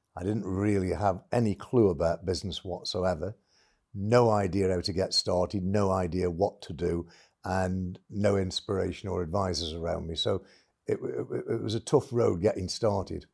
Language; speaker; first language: English; native; English